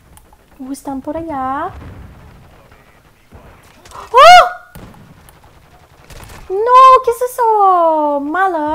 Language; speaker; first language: Spanish; non-native, learner; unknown